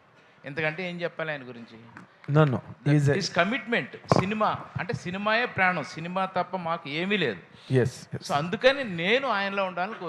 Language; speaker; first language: Telugu; native; Telugu